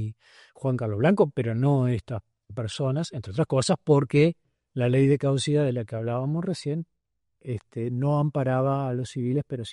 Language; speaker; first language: Spanish; native; Spanish